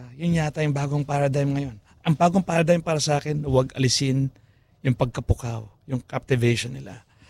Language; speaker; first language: Filipino; non-native, local second language; Pampanga